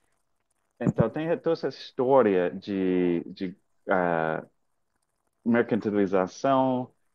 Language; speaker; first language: Portuguese; non-native, fluent; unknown